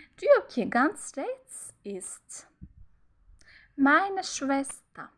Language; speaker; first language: German; non-native, fluent; Turkish